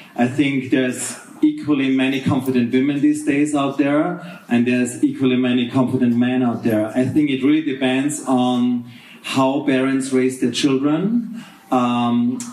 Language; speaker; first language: English; non-native, fluent; German